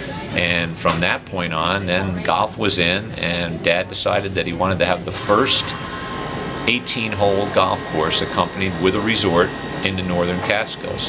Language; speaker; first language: English; native; English